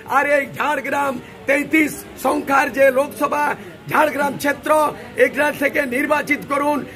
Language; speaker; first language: Bangla; non-native, local second language; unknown